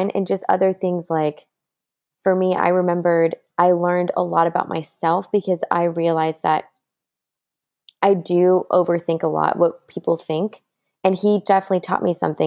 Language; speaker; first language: English; non-native, fluent; French